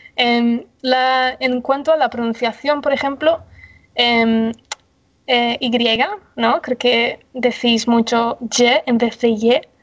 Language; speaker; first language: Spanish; non-native, fluent; English